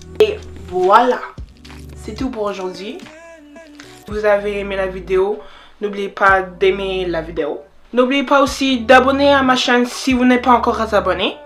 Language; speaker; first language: French; native; French